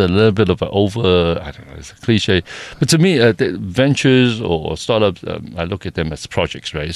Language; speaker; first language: English; non-native, local second language; Cantonese